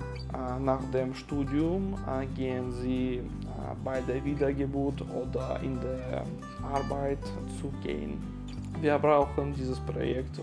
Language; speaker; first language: German; non-native, learner; Russian